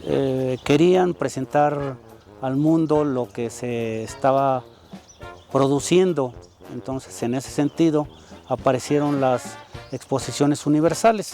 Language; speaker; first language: Spanish; native; Spanish